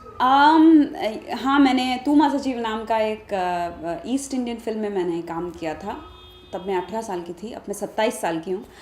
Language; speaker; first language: Hindi; non-native, local second language; Marathi